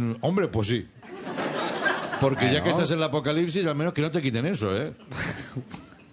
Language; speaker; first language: Spanish; native; Spanish